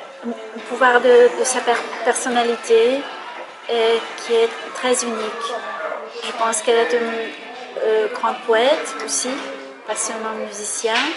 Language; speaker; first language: French; non-native, fluent; Hungarian